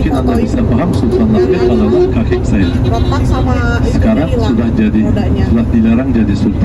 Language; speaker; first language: Indonesian; non-native, learner; Turkish